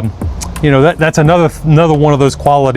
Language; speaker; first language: English; native; English